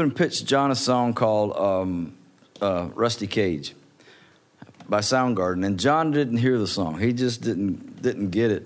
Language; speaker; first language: English; native; English